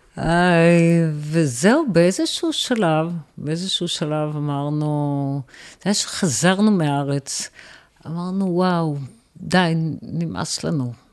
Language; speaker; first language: Hebrew; native; Hebrew